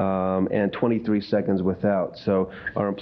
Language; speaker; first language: English; native; English